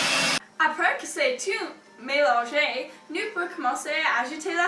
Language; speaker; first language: French; non-native, learner; English